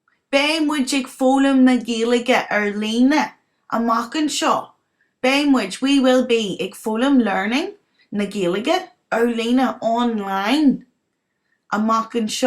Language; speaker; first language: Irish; non-native, local second language; English